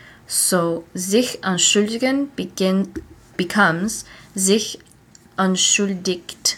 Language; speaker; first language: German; non-native, learner; English